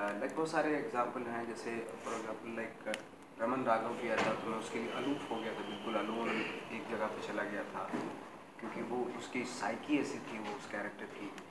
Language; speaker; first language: Hindi; native; Hindi